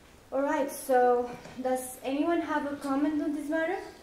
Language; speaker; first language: English; non-native, fluent; Spanish